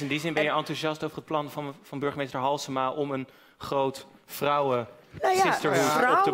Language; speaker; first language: Dutch; native; Dutch